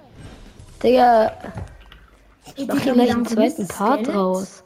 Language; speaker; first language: German; native; German